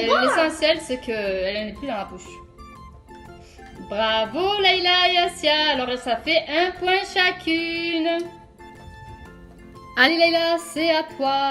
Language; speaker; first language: French; native; French